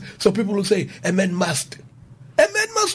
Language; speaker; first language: English; non-native, local second language; Zulu